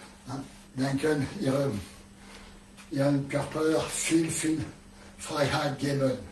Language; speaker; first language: German; non-native, learner; French